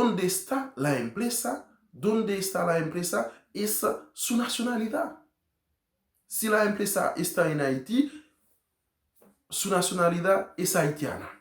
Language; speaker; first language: Spanish; non-native, learner; Haitian Creole